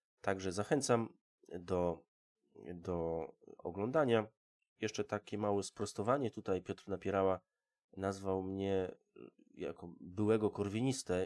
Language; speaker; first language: Polish; native; Polish